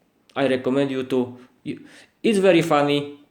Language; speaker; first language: English; non-native, learner; Slovak